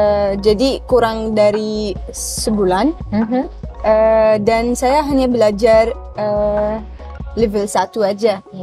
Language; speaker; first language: Indonesian; non-native, learner; Arabic